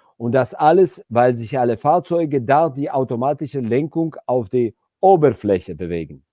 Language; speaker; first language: German; non-native, fluent; Georgian